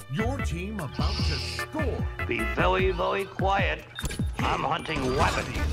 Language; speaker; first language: English; native; English